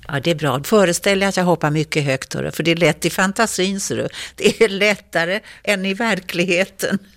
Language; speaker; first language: Swedish; native; Swedish